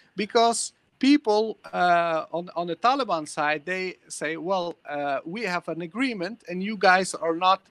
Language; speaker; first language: English; early bilingual, other home language; Persian